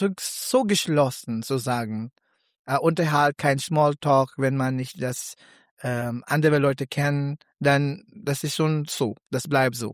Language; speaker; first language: German; non-native, learner; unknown